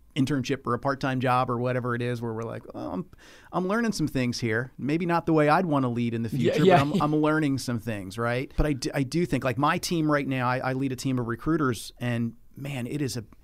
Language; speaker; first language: English; native; English